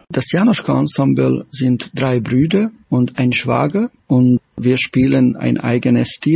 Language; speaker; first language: German; non-native, fluent; Slovak